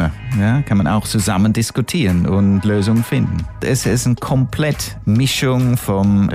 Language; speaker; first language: German; non-native, fluent; English